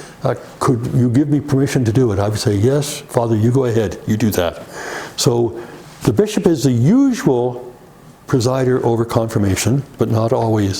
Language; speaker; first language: English; native; English